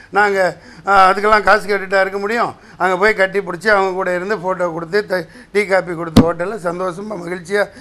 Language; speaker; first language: Tamil; native; Tamil